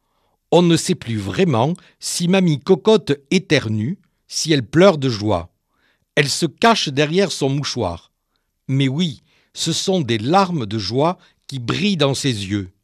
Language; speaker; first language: French; native; French